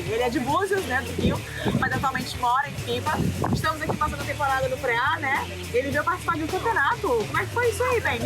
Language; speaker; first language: Portuguese; native; Portuguese